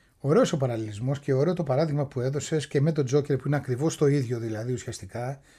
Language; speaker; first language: Greek; native; Greek